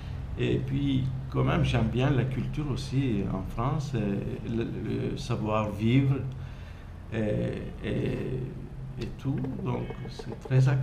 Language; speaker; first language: French; non-native, fluent; Turkish